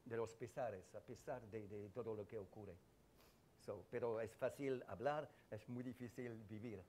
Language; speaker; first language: Spanish; non-native, fluent; French